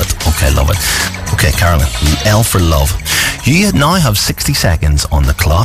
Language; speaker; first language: English; native; English